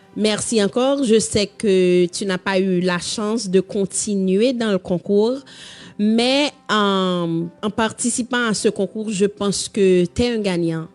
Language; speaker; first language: French; non-native, local second language; Haitian Creole